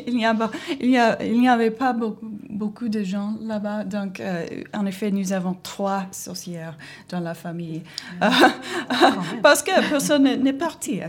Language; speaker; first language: French; non-native, learner; English